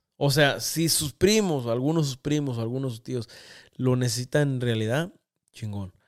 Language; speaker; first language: Spanish; native; Spanish